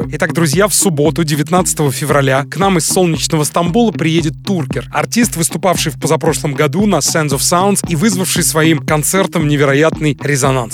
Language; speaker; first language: Russian; native; Russian